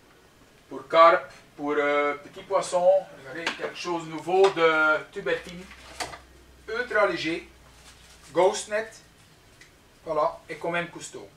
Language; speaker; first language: French; non-native, local second language; Dutch